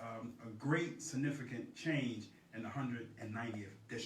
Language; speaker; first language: English; native; English